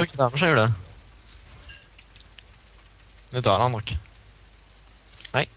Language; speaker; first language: Swedish; native; Swedish